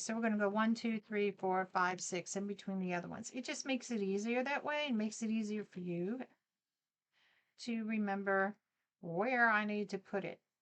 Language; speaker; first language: English; native; English